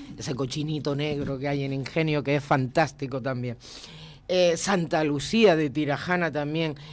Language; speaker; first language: Spanish; native; Spanish